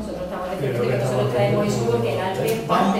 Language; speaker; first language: Spanish; native; Spanish